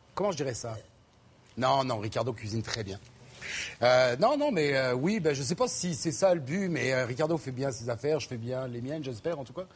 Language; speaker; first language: French; native; French